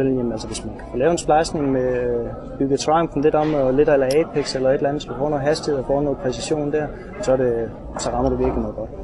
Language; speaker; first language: Danish; native; Danish